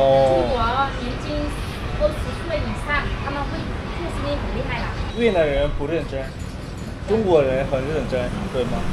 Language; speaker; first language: Chinese; non-native, learner; Vietnamese